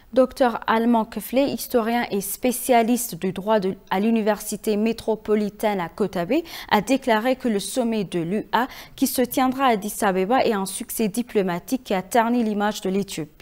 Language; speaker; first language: French; non-native, fluent; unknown